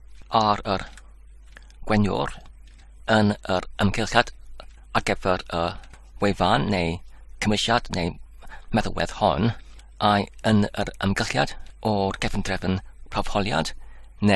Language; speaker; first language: Welsh; non-native, learner; Polish